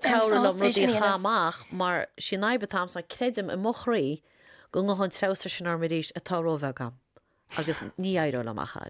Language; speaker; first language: Irish; native; Irish